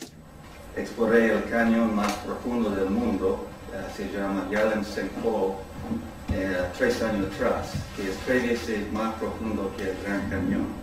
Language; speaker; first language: Spanish; non-native, learner; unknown